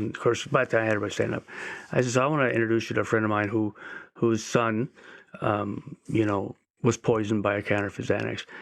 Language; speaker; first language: English; native; English